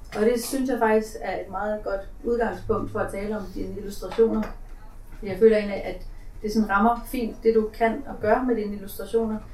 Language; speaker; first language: Danish; native; Danish